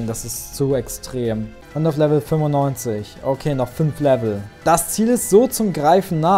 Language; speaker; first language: German; native; German